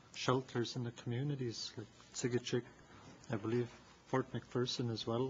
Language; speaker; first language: English; native; English